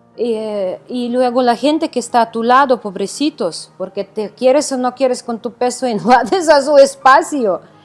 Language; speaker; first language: Spanish; non-native, fluent; Ukrainian